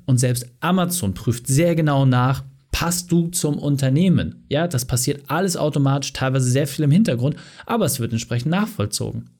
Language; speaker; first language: German; native; German